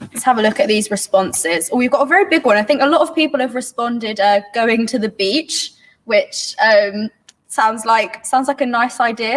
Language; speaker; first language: English; native; English